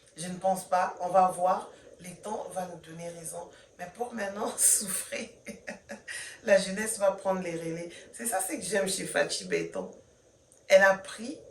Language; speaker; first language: French; non-native, local second language; Lingala